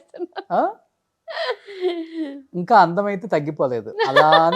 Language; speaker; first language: Telugu; native; Telugu